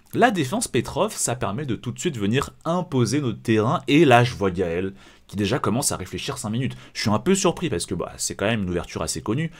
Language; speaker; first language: French; native; French